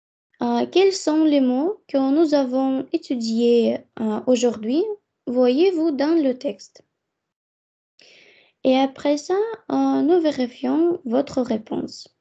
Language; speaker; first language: French; non-native, fluent; Russian